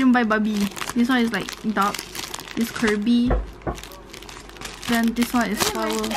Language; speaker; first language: English; non-native, local second language; Malay